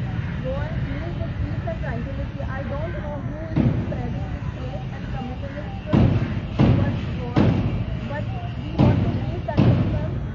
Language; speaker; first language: English; non-native, local second language; Hindi